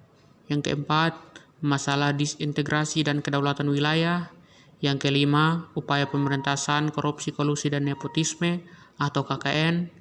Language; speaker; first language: Indonesian; native; Indonesian